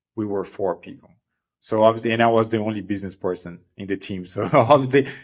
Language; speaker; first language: English; non-native, fluent; Portuguese